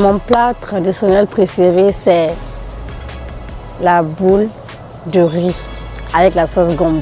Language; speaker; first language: French; non-native, local second language; Fula